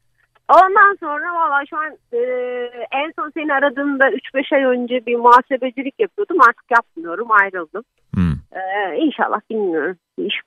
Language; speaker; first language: Turkish; native; Turkish